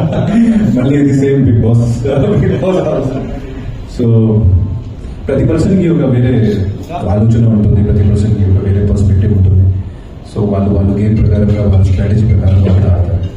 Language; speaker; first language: Telugu; non-native, fluent; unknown